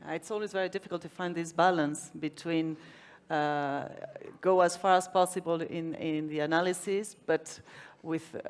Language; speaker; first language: English; non-native, fluent; Spanish